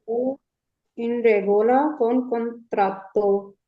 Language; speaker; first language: Italian; non-native, learner; Punjabi